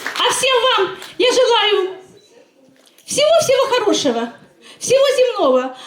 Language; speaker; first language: Russian; native; Russian